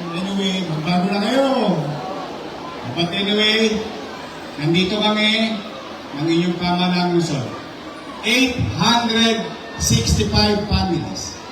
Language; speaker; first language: Filipino; native; Filipino